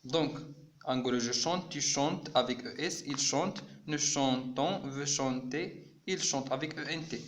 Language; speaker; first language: French; non-native, local second language; Arabic